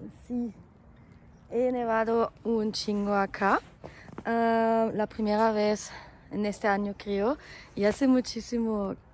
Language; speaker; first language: Spanish; non-native, fluent; German